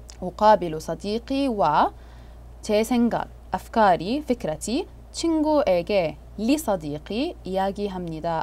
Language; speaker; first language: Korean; non-native, fluent; Arabic